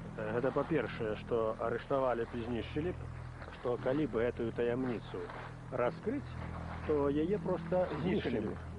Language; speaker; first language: Belarusian; native; Belarusian